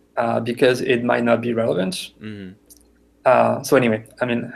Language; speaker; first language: English; non-native, fluent; French